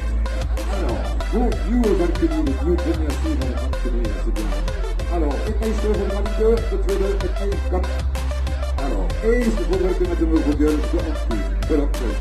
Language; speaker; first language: Dutch; non-native, local second language; French